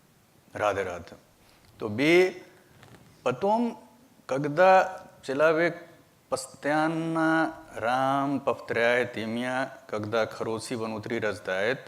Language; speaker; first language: Russian; non-native, learner; Hindi